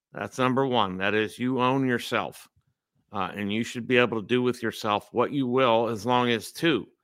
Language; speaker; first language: English; native; English